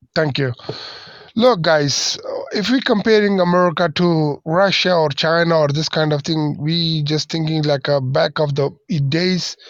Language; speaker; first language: English; non-native, learner; Persian